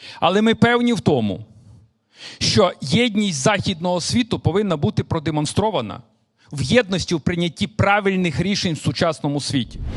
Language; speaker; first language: Ukrainian; native; Ukrainian